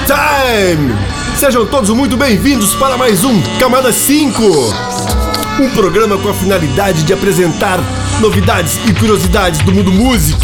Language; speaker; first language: Portuguese; native; Portuguese